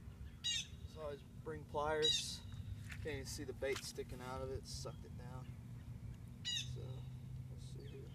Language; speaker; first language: English; native; English